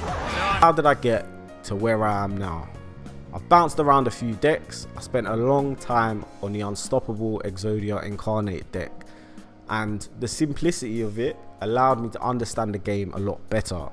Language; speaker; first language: English; native; English